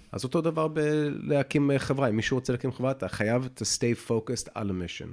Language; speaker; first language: Hebrew; native; Hebrew